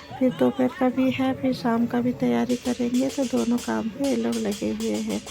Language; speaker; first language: Hindi; non-native, local second language; Bangla